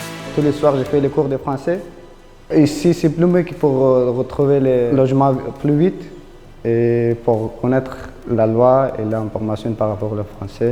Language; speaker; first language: French; non-native, learner; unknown